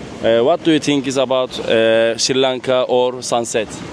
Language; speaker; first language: English; non-native, learner; Turkish